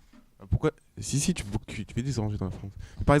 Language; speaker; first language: French; native; French